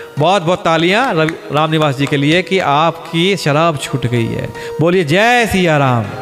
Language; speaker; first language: Hindi; native; Hindi